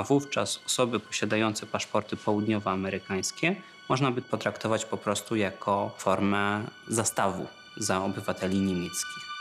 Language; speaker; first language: Polish; native; Polish